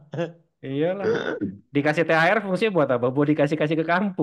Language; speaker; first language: Indonesian; native; Indonesian